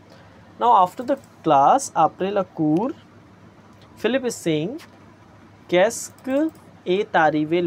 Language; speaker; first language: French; non-native, fluent; Hindi